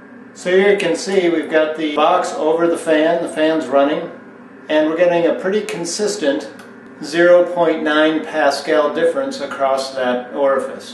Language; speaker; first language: English; native; English